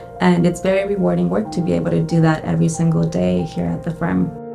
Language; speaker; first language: English; early bilingual, other home language; Spanish